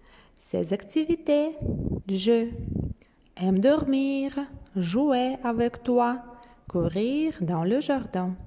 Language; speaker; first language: French; non-native, fluent; Russian